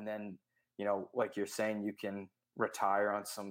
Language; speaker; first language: English; native; English